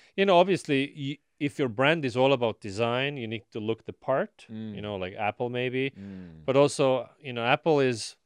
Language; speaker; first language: English; non-native, fluent; Estonian